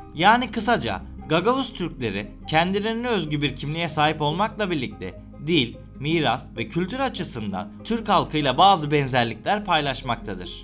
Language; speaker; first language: Turkish; native; Turkish